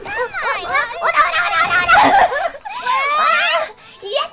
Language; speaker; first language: Japanese; native; Japanese